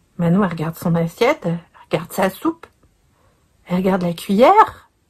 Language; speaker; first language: French; native; French